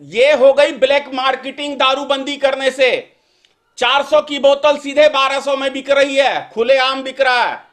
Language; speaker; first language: Hindi; native; Hindi